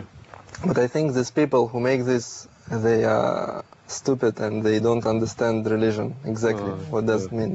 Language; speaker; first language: English; non-native, learner; Russian